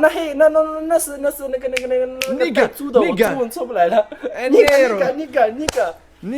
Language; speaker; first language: Chinese; early bilingual, heritage; Chinese